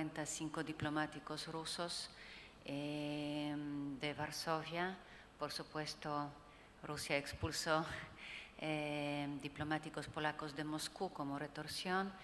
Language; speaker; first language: Spanish; non-native, fluent; Polish